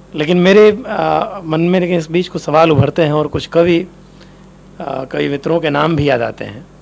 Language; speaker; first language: Hindi; native; Hindi